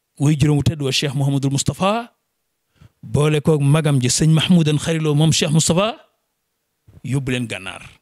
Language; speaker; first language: Wolof; native; Wolof